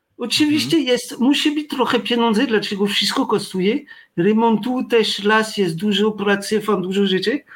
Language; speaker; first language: Polish; non-native, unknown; French